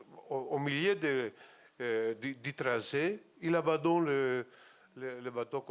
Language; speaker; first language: French; non-native, fluent; Greek